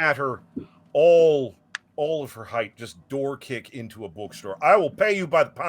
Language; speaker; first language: English; native; English